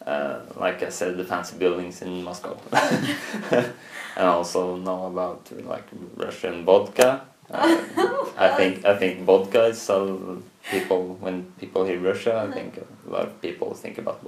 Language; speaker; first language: English; non-native, fluent; Norwegian